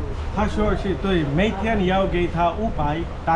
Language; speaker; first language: Chinese; non-native, learner; Bangla